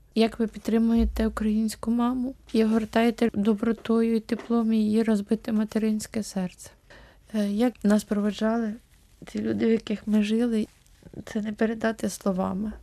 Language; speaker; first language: Ukrainian; native; Ukrainian